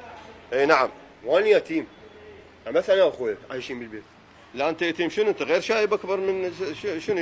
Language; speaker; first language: Arabic; native; Arabic